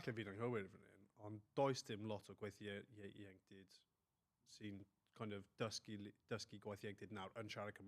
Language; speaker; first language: Welsh; non-native, local second language; English